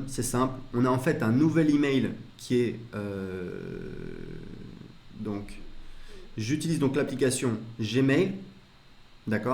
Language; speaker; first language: French; native; French